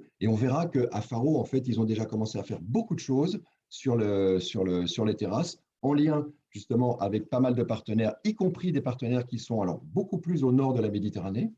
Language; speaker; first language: French; native; French